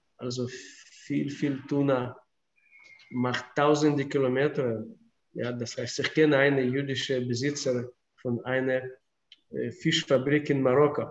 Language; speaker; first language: German; non-native, fluent; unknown